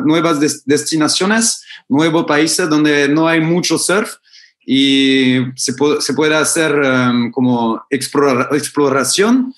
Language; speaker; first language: Spanish; non-native, fluent; French